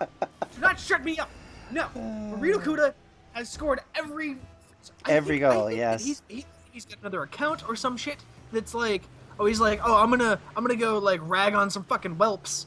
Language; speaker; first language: English; native; English